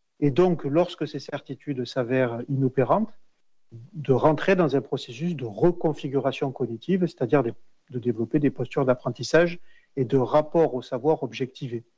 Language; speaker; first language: French; native; French